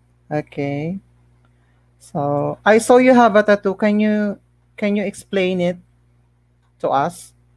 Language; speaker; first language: English; non-native, local second language; Filipino